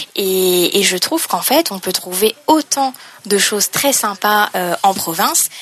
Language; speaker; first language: French; native; French